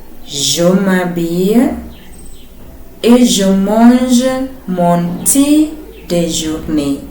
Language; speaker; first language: French; non-native, fluent; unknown